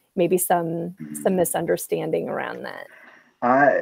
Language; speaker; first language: English; native; English